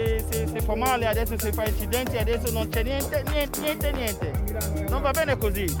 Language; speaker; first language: Italian; non-native, learner; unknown